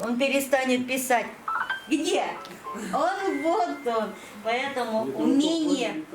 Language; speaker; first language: Russian; native; Russian